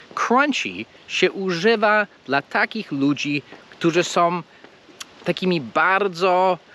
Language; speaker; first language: Polish; non-native, fluent; English